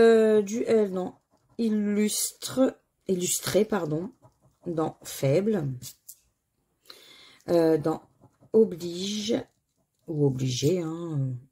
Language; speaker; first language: French; native; French